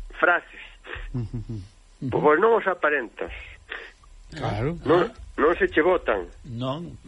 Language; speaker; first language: Galician; native; Galician